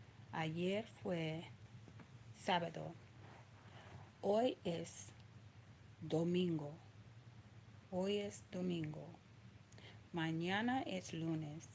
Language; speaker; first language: Spanish; non-native, learner; English